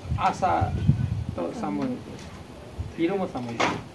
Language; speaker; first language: Japanese; non-native, learner; Nepali